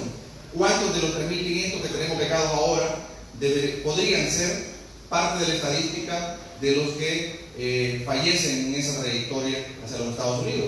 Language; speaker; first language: Spanish; native; Spanish